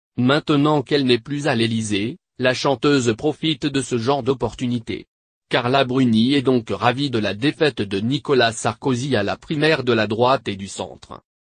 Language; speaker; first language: French; native; French